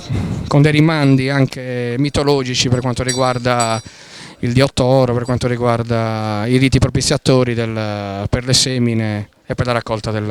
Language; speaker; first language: Italian; native; Italian